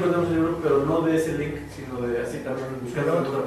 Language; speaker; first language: Spanish; native; Spanish